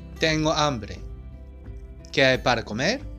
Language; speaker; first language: Spanish; non-native, fluent; Japanese